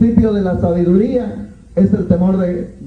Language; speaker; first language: Spanish; native; Spanish